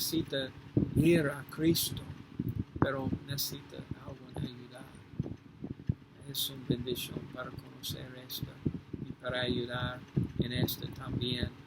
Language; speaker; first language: Spanish; non-native, fluent; English